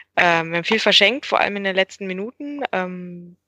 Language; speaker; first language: German; native; German